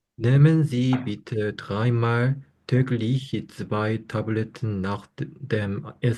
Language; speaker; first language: German; non-native, learner; Korean